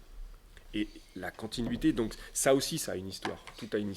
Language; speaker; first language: French; native; French